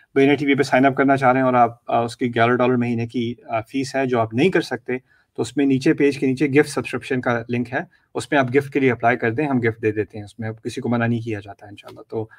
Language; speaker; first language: Urdu; native; Urdu